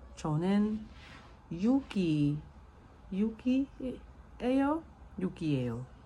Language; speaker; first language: Korean; non-native, learner; English